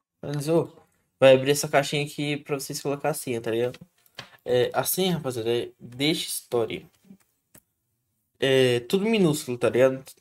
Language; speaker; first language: Portuguese; native; Portuguese